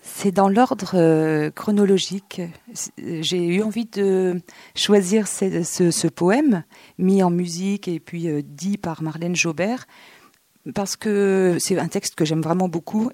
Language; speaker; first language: French; native; French